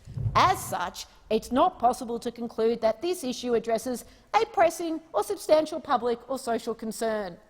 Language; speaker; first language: English; native; English